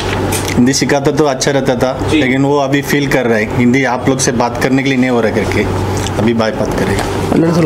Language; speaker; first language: Hindi; non-native, local second language; Tamil